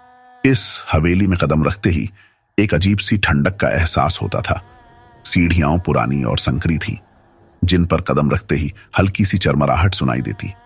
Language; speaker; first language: Hindi; native; Hindi